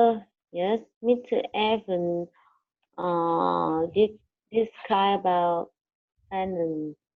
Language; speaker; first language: English; non-native, learner; Vietnamese